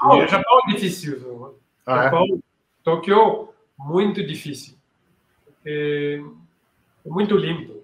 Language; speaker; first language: Portuguese; non-native, learner; French